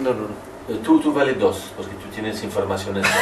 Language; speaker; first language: Spanish; non-native, learner; French